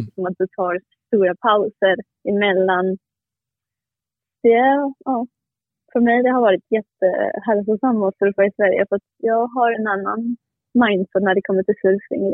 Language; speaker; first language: Swedish; non-native, fluent; Spanish